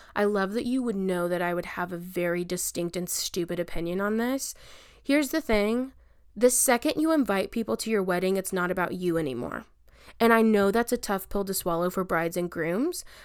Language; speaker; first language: English; native; English